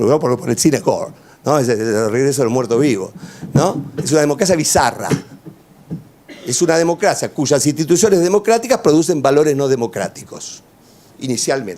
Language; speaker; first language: Spanish; native; Spanish